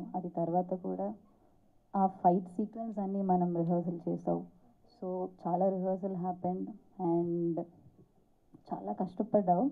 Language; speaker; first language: Telugu; non-native, learner; Malayalam